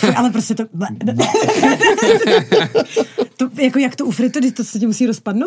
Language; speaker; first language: Czech; native; Czech